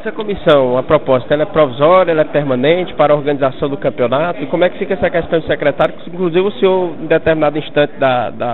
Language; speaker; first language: Portuguese; native; Portuguese